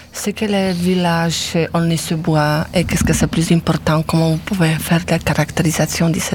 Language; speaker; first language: French; non-native, learner; Polish